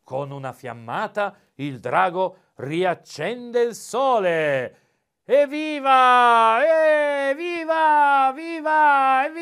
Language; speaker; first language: Italian; native; Italian